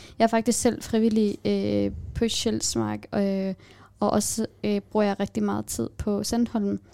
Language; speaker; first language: Danish; non-native, fluent; Kurdish